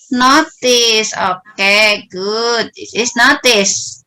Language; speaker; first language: English; non-native, learner; Indonesian